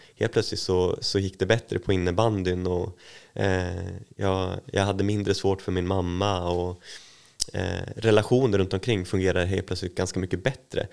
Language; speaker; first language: Swedish; native; Swedish